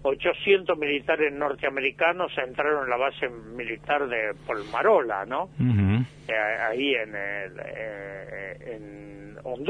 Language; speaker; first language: Spanish; native; Spanish